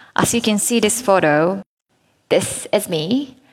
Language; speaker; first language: English; non-native, fluent; Japanese